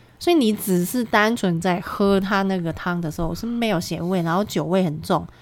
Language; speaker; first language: Chinese; non-native, local second language; Cantonese